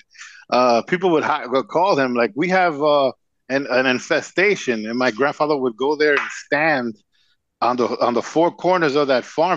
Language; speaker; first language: English; non-native, fluent; Spanish